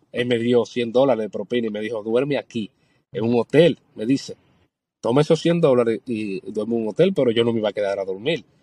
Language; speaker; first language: Spanish; native; Spanish